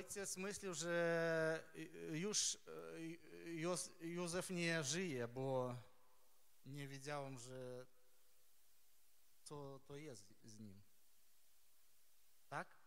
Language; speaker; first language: Polish; non-native, learner; Ukrainian